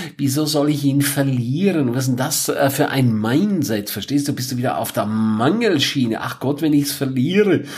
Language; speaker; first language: German; non-native, local second language; Romansh